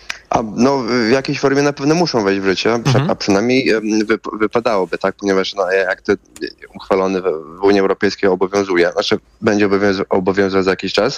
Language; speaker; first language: Polish; native; Polish